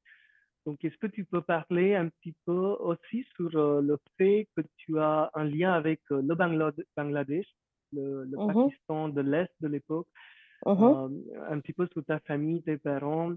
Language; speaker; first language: French; non-native, fluent; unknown